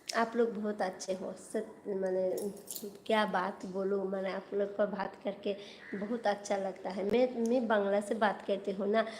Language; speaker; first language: Hindi; non-native, local second language; Bangla